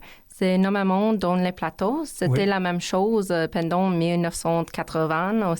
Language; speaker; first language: French; non-native, learner; English